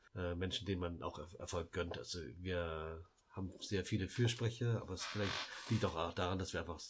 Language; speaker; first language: German; early bilingual, other home language; Lao